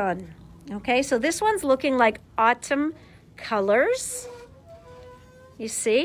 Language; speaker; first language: English; native; English